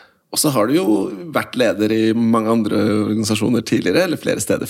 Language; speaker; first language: Norwegian; native; Norwegian